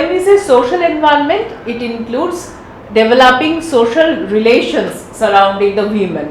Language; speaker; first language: English; non-native, local second language; Bangla